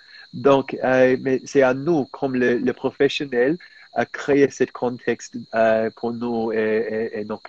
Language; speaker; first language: French; non-native, fluent; English